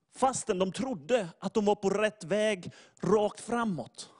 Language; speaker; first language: Swedish; native; Swedish